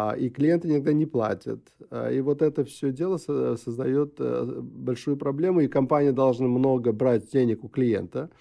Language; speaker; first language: Russian; non-native, local second language; Uzbek